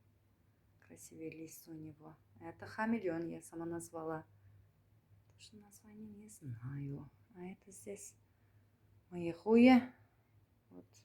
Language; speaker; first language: Russian; non-native, learner; Turkmen